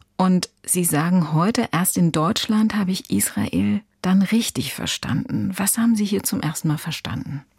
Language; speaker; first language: German; native; German